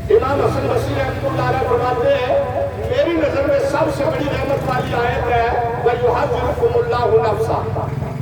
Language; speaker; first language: Urdu; non-native, local second language; Pashto